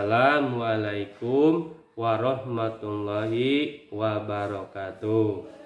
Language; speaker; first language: Indonesian; native; Indonesian